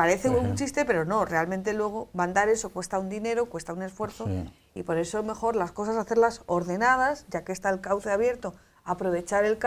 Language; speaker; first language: Spanish; native; Spanish